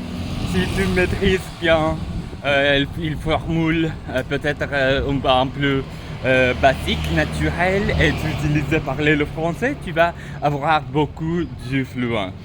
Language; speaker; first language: French; non-native, learner; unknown